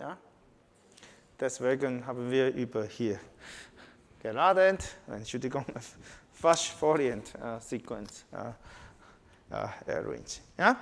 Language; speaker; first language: German; non-native, learner; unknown